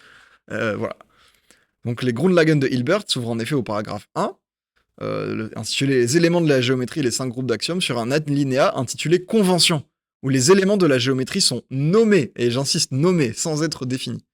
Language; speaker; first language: French; native; French